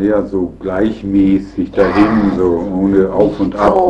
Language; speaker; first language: German; native; German